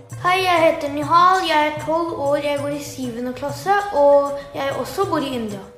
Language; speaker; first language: Norwegian; early bilingual, heritage; Norwegian